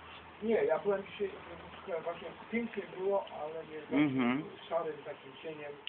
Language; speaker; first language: Polish; native; Polish